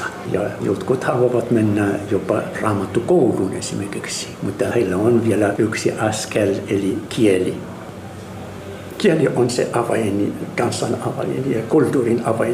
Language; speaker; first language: Finnish; non-native, fluent; Arabic